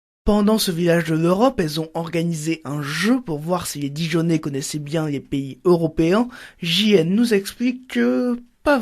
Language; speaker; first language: French; native; French